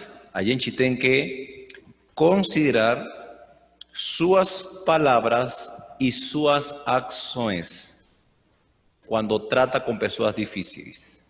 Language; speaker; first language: Portuguese; non-native, fluent; Spanish